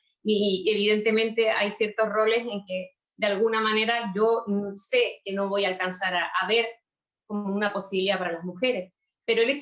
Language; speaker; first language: Spanish; native; Spanish